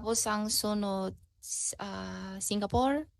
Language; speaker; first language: Filipino; non-native, learner; Chinese